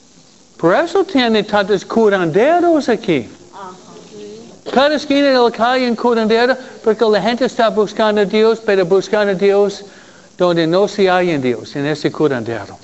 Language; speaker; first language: Spanish; non-native, fluent; English